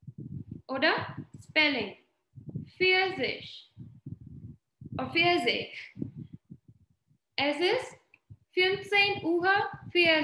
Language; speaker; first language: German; non-native, fluent; Hindi